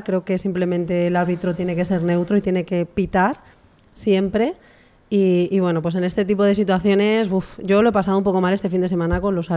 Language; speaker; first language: Spanish; native; Spanish